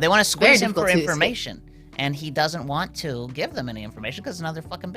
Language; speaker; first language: English; native; English